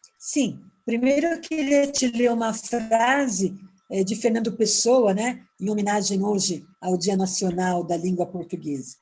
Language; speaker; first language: Portuguese; native; Portuguese